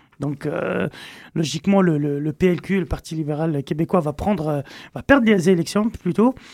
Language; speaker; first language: French; native; French